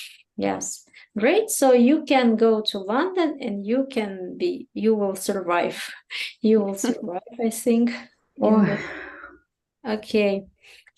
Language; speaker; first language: English; non-native, fluent; Russian